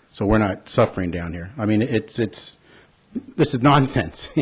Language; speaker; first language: English; early bilingual, other home language; Spanish